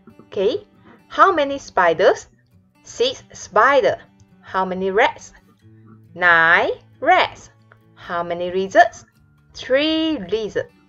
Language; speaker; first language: English; non-native, local second language; Chinese